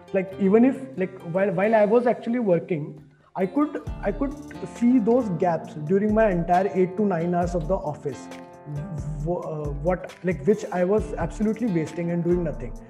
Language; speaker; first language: English; non-native, local second language; Hindi